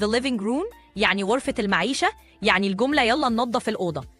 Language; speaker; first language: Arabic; native; Arabic